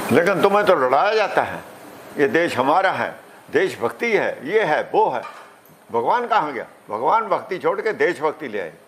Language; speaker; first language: Hindi; non-native, local second language; Punjabi